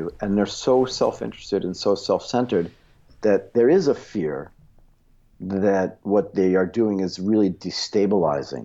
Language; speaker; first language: English; native; English